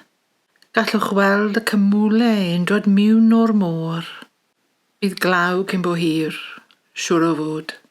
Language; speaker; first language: Welsh; native; Welsh